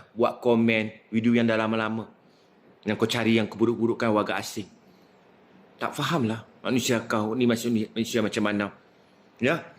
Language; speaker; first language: Malay; native; Malay